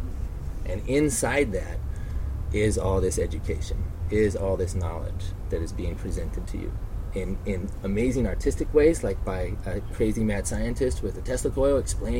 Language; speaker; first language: English; native; English